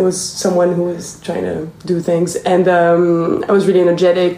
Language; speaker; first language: English; non-native, fluent; French